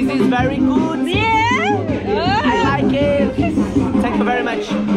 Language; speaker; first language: English; non-native, learner; Portuguese